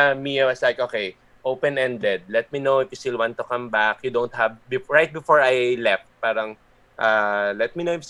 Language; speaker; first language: English; non-native, local second language; Filipino